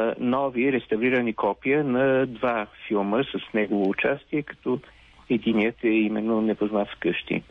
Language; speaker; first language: Bulgarian; native; Bulgarian